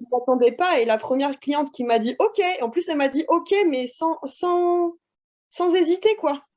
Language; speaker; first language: French; native; French